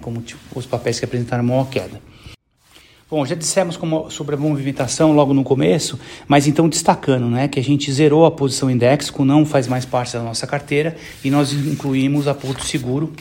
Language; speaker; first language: Portuguese; native; Portuguese